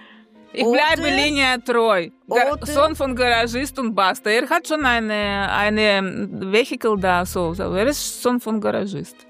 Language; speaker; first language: German; non-native, fluent; Russian